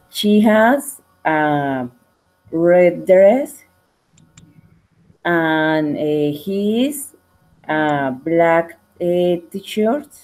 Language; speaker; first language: English; non-native, learner; Spanish